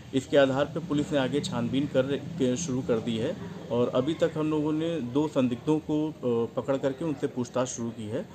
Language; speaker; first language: Hindi; native; Hindi